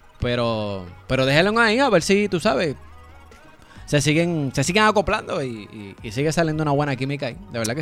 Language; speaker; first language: Spanish; native; Spanish